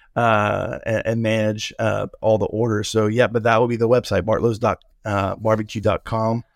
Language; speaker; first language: English; native; English